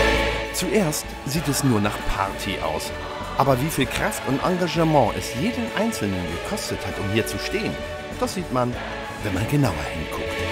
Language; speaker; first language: German; native; German